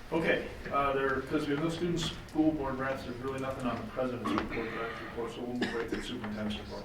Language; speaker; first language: English; native; English